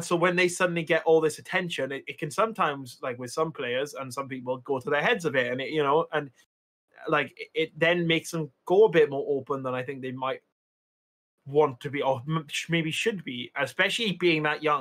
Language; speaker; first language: English; native; English